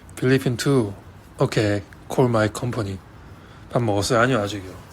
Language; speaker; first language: Korean; native; Korean